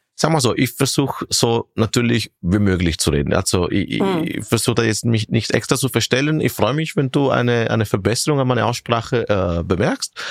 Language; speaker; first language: German; non-native, fluent; Italian